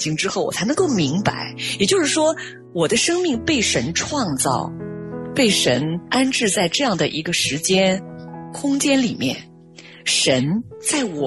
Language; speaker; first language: Chinese; native; Chinese